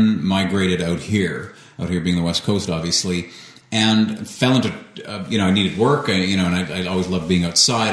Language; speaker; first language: English; native; English